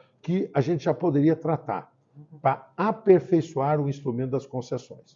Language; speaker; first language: Portuguese; native; Portuguese